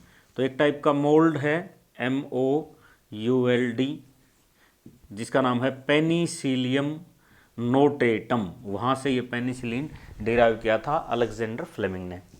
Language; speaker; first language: Hindi; native; Hindi